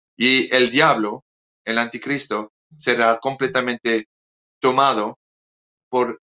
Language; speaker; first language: Spanish; non-native, fluent; French